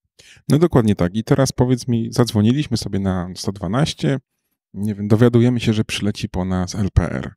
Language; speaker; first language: Polish; native; Polish